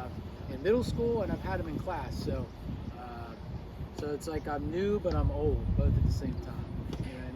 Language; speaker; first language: English; native; English